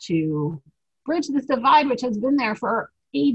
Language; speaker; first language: English; native; English